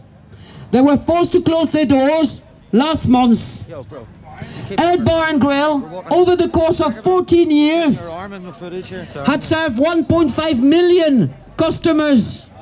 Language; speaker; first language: English; non-native, fluent; French